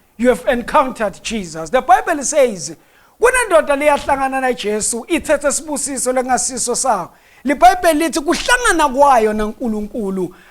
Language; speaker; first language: Zulu; non-native, local second language; Swati